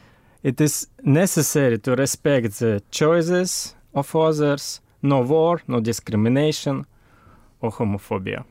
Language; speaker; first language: English; non-native, learner; Russian